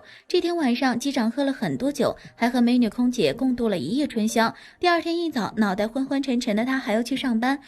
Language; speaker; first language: Chinese; native; Chinese